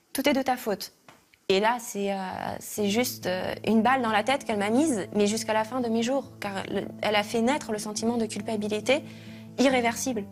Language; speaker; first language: French; early bilingual, other home language; Russian